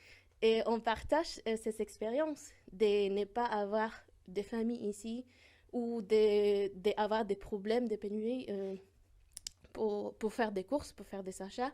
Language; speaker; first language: French; non-native, fluent; Spanish